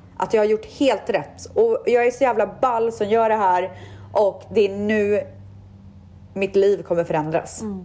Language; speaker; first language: Swedish; native; Swedish